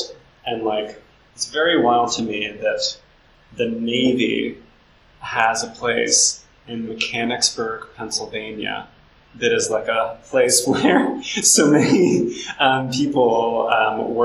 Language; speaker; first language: English; native; English